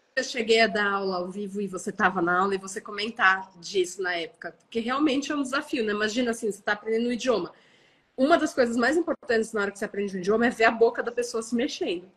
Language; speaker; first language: Portuguese; native; Portuguese